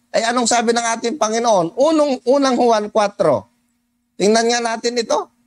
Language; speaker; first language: Filipino; non-native, local second language; Cebuano